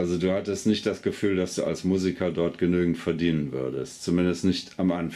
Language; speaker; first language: German; native; German